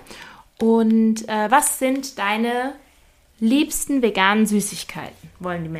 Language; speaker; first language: German; native; German